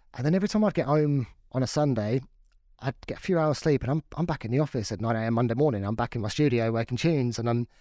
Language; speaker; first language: English; native; English